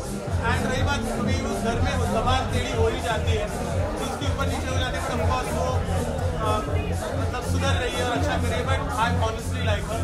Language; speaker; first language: Hindi; native; Hindi